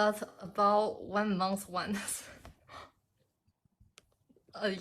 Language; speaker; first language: English; non-native, learner; Chinese